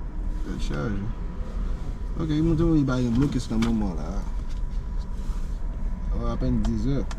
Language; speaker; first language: French; non-native, learner; Haitian Creole